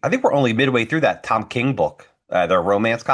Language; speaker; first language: English; native; English